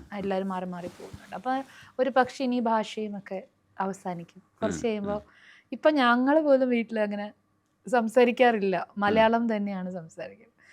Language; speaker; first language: Malayalam; non-native, local second language; Hindi